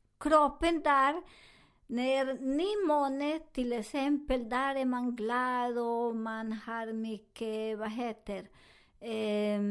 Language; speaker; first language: Swedish; non-native, learner; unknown